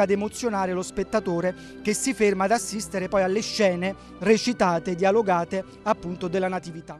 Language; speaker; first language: Italian; native; Italian